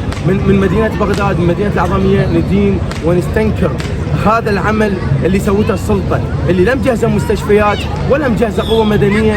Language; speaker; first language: Arabic; native; Arabic